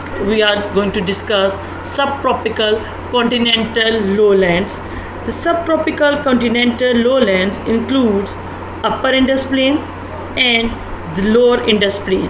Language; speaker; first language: English; non-native, local second language; Urdu